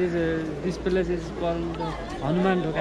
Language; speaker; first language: English; non-native, learner; Nepali